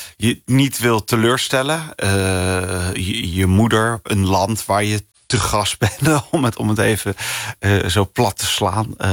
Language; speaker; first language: Dutch; early bilingual, other home language; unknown